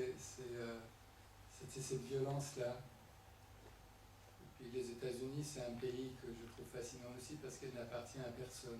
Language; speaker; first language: French; non-native, fluent; Persian